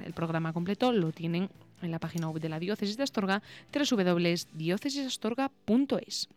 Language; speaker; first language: Spanish; native; Spanish